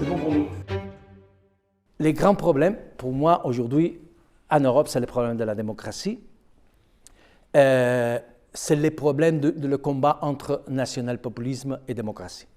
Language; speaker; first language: French; non-native, fluent; Spanish